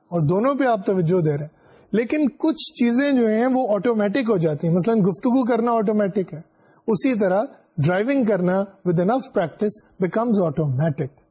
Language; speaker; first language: Urdu; non-native, local second language; Punjabi